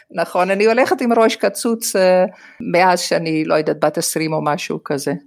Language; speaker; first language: Hebrew; non-native, fluent; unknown